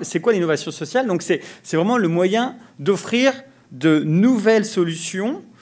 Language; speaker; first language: French; native; French